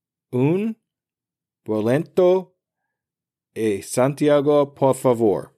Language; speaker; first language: Spanish; non-native, learner; English